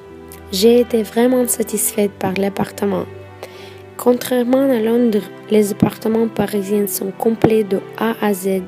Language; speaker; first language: French; non-native, fluent; Russian